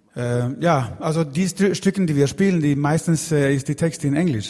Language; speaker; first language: German; non-native, fluent; Swedish